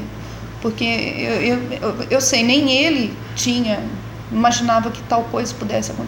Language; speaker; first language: Portuguese; native; Portuguese